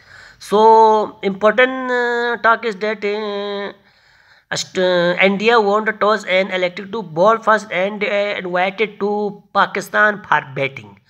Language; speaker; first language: English; non-native, learner; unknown